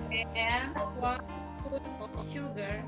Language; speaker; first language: English; non-native, learner; Indonesian